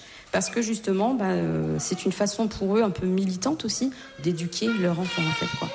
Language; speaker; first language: French; native; French